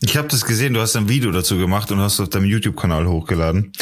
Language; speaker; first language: German; native; German